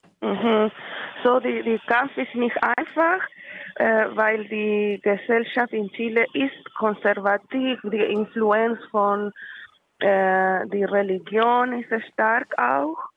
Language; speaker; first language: German; non-native, learner; Spanish